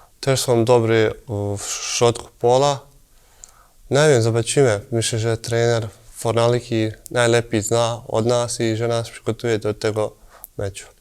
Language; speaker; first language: Polish; non-native, fluent; Bosnian